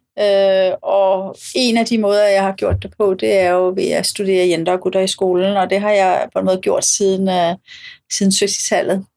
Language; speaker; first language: Danish; native; Danish